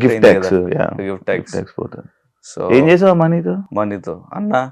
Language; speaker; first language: Telugu; native; Telugu